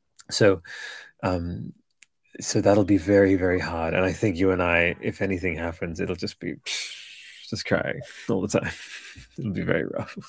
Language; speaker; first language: English; early bilingual, other home language; Italian